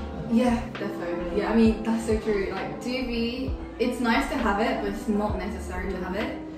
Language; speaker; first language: English; early bilingual, other home language; Korean